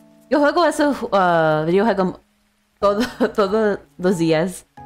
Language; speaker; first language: Spanish; non-native, learner; English